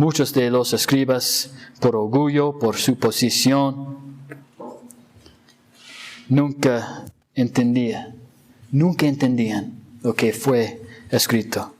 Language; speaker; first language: Spanish; non-native, fluent; English